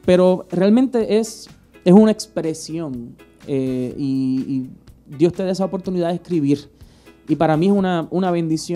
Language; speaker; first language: Spanish; native; Spanish